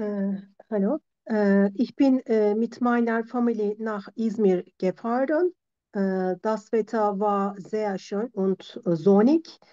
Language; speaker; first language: German; non-native, learner; Turkish